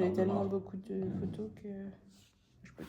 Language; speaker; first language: French; native; French